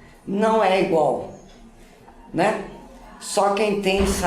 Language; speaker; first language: Portuguese; native; Portuguese